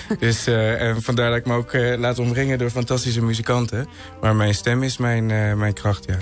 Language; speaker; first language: Dutch; early bilingual, other home language; Greek